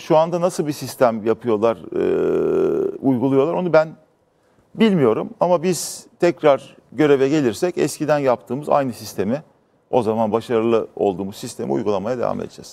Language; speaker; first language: Turkish; native; Turkish